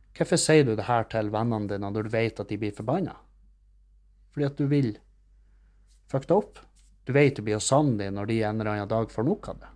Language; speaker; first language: Norwegian; native; Norwegian